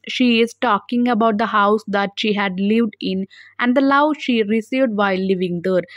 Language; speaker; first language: English; non-native, local second language; Malayalam